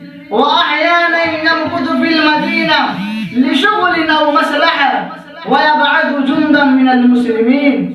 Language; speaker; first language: Arabic; non-native, learner; Urdu